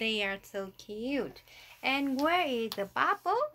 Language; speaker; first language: English; non-native, learner; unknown